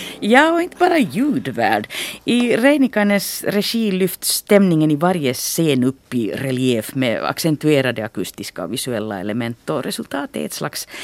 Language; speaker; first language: Swedish; native; Swedish